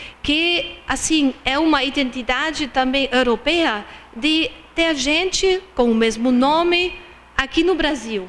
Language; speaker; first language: Portuguese; non-native, fluent; German